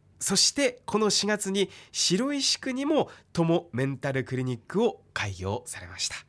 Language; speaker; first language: Japanese; native; Japanese